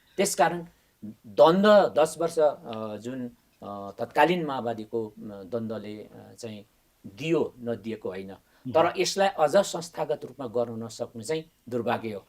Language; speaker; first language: Nepali; non-native, local second language; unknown